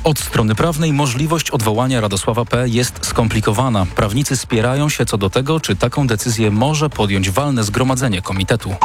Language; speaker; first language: Polish; native; Polish